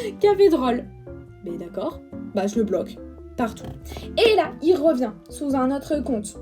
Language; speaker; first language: French; native; French